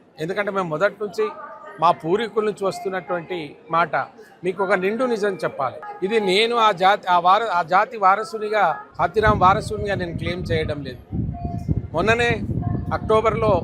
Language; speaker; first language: Telugu; non-native, local second language; Lambadi